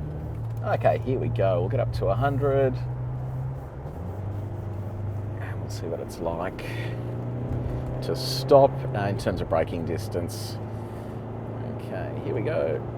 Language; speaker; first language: English; native; English